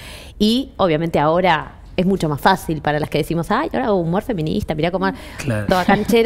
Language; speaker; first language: Spanish; native; Spanish